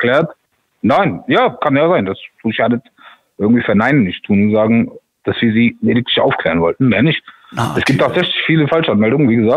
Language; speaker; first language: German; native; German